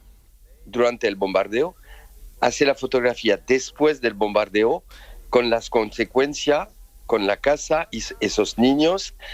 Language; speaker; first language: Spanish; non-native, fluent; French